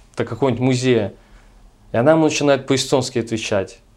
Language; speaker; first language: Russian; native; Russian